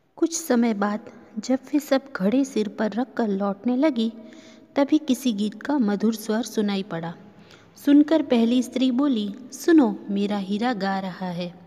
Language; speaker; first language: Hindi; non-native, local second language; Gujarati